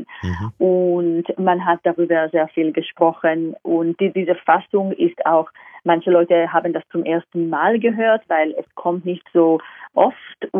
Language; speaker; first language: German; non-native, fluent; Hebrew